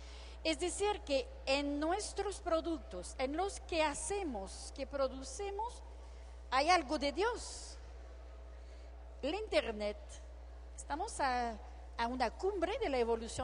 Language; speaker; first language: Spanish; non-native, fluent; French